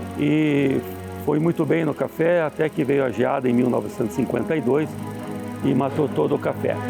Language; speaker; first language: Portuguese; early bilingual, other home language; Italian